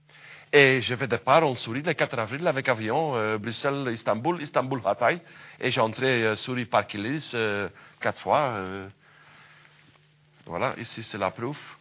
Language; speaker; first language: French; non-native, learner; Dutch